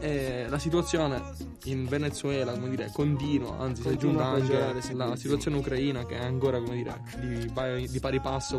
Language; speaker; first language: Italian; native; Italian